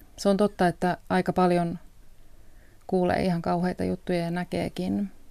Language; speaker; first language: Finnish; early bilingual, heritage; Finnish